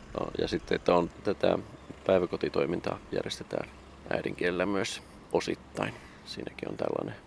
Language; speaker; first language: Finnish; native; Finnish